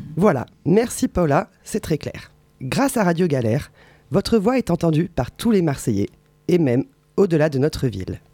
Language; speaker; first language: French; native; French